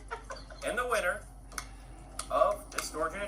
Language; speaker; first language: English; native; English